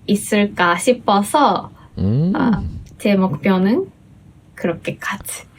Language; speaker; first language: Korean; non-native, fluent; Japanese